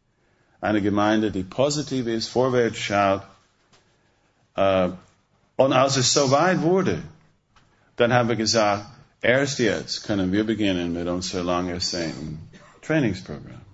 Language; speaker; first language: German; non-native, fluent; English